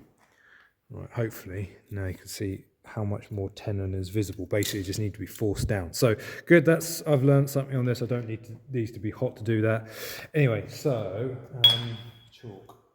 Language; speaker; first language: English; native; English